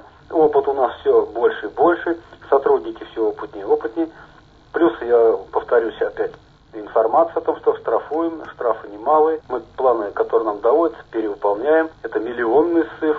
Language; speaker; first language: Russian; native; Russian